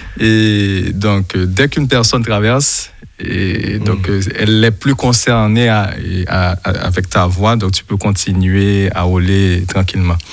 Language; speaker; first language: French; non-native, local second language; Haitian Creole